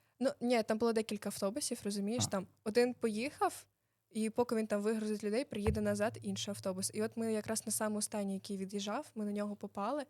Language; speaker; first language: Ukrainian; non-native, local second language; Russian